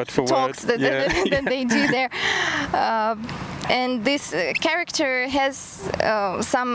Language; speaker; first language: English; non-native, fluent; Kazakh